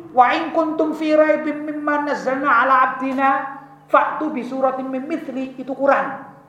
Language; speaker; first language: Indonesian; non-native, local second language; Javanese